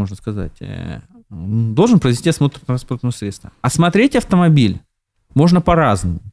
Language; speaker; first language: Russian; native; Russian